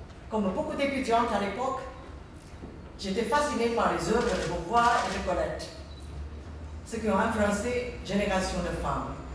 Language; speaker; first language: French; non-native, fluent; Chinese